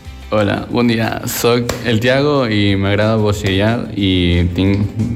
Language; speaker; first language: Catalan; non-native, learner; Spanish